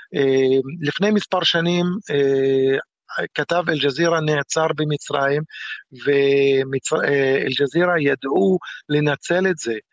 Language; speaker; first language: Hebrew; non-native, local second language; Arabic